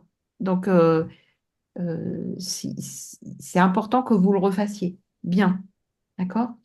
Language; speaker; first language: French; native; French